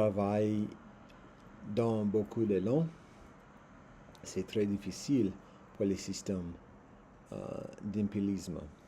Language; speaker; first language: French; non-native, learner; English